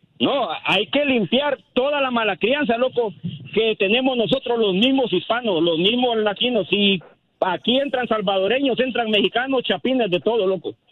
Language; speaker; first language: Spanish; native; Spanish